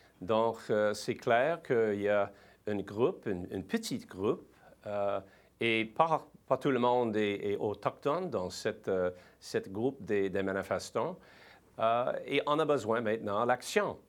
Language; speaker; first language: French; non-native, learner; English